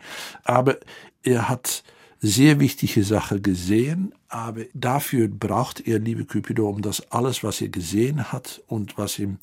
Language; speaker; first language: German; non-native, fluent; Dutch